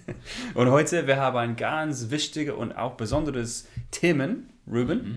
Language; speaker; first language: German; non-native, learner; English